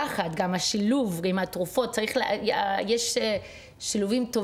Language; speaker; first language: Hebrew; non-native, fluent; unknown